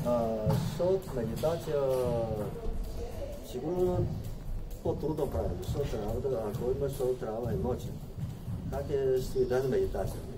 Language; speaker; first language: Bulgarian; non-native, learner; Chinese